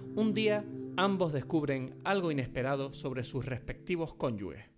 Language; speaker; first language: Spanish; non-native, fluent; French